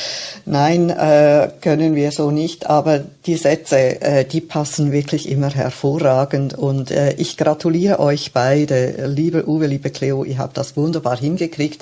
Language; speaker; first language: German; native; German